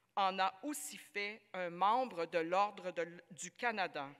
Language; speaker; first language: French; native; French